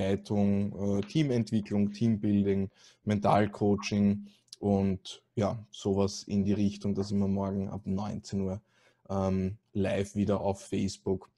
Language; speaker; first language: German; native; German